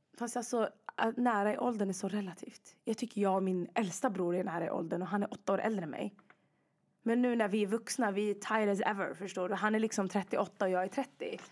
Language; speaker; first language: Swedish; early bilingual, other home language; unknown